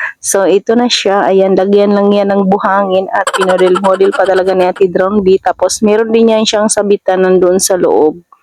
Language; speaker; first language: Filipino; native; Filipino